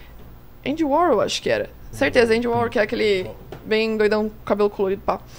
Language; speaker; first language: Portuguese; native; Portuguese